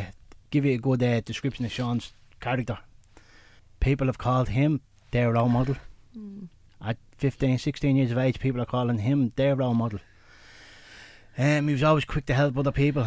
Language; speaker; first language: English; native; English